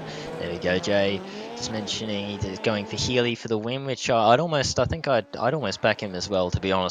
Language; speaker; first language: English; native; English